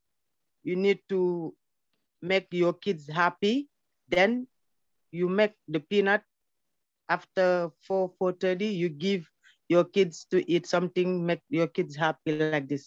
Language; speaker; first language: English; non-native, learner; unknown